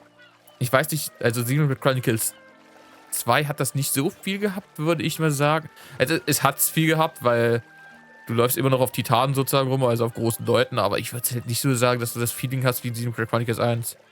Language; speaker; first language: German; native; German